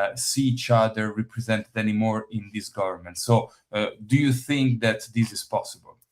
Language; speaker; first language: English; non-native, fluent; Italian